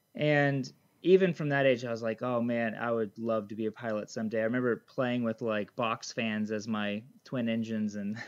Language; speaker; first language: English; native; English